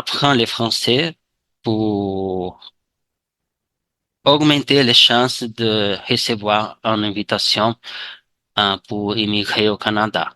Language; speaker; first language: French; non-native, learner; Portuguese